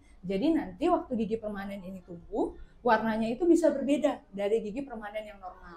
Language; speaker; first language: Indonesian; native; Indonesian